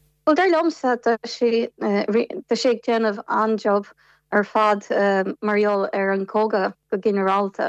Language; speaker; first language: Irish; non-native, fluent; Ukrainian